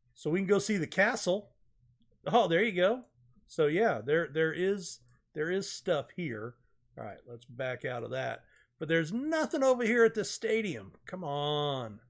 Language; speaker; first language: English; native; English